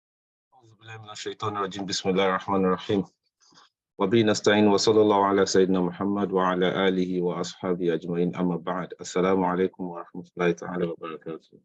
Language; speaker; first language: Arabic; non-native, fluent; English